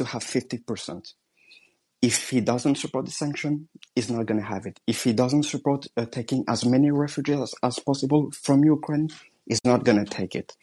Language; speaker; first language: English; non-native, fluent; French